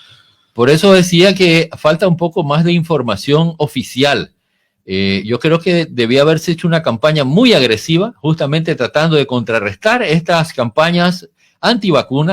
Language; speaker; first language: Spanish; native; Spanish